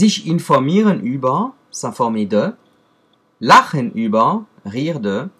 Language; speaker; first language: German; non-native, fluent; French